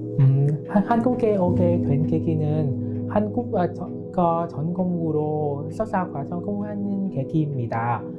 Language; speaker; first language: Korean; non-native, learner; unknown